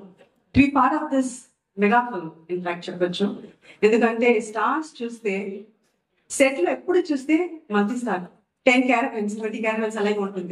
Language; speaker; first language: Telugu; non-native, learner; Tamil